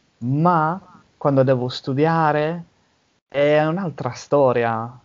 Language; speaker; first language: Italian; non-native, learner; English